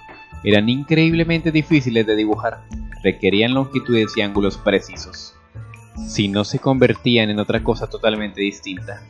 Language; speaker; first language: Spanish; native; Spanish